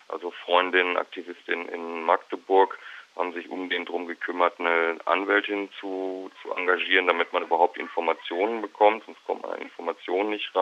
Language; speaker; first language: German; native; German